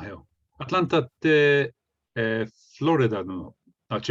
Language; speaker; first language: Japanese; non-native, fluent; English